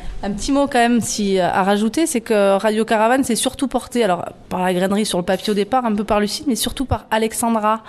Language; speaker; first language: French; native; French